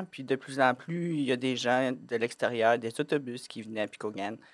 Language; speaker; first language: French; native; French